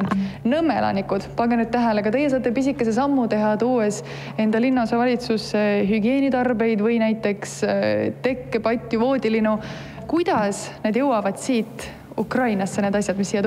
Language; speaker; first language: Estonian; native; Estonian